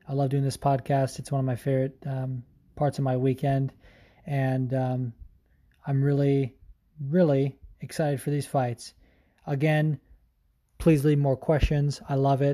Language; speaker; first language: English; native; English